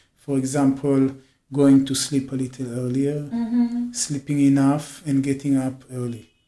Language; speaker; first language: English; non-native, fluent; Hebrew